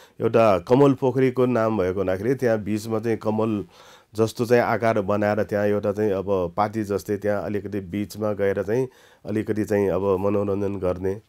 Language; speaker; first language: Nepali; non-native, local second language; Newari